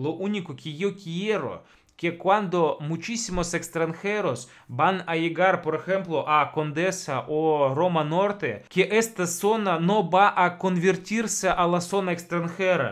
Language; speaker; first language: Spanish; non-native, fluent; Russian